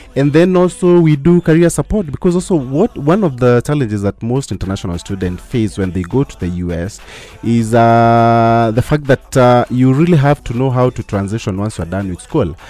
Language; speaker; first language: English; non-native, local second language; Meru